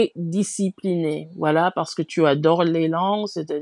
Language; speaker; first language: French; non-native, fluent; English